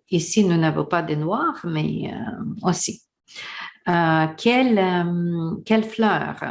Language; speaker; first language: French; non-native, learner; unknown